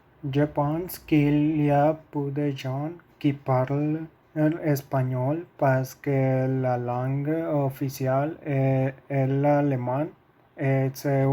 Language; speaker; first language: French; non-native, learner; Spanish